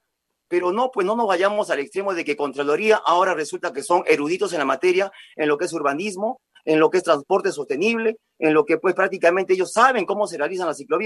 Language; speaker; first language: Spanish; native; Spanish